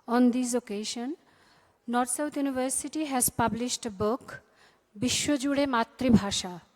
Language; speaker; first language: English; non-native, local second language; Bangla